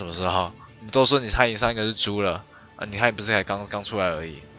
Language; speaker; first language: Chinese; native; Chinese